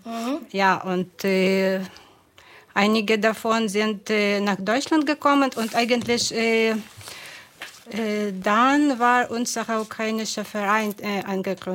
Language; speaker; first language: German; non-native, fluent; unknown